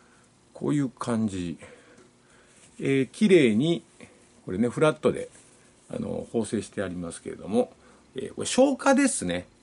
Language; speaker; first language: Japanese; native; Japanese